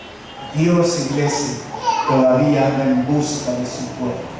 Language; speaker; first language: Spanish; native; Spanish